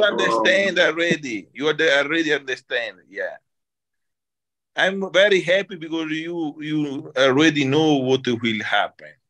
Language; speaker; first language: English; non-native, learner; Italian